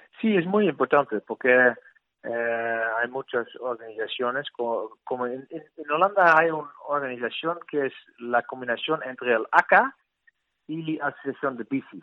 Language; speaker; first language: Spanish; non-native, learner; Dutch